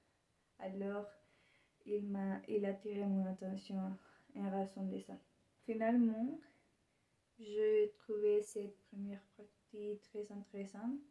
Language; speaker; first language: French; non-native, learner; Spanish